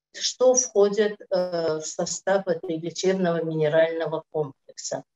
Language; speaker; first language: Russian; non-native, local second language; Azerbaijani